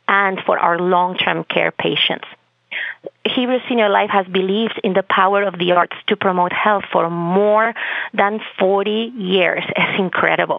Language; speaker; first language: English; non-native, fluent; Spanish